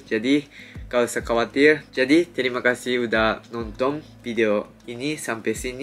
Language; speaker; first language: Indonesian; non-native, fluent; Japanese